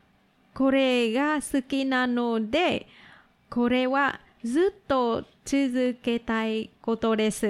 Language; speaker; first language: Japanese; non-native, learner; Vietnamese